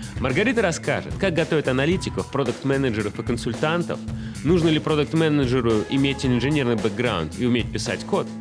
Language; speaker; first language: Russian; native; Russian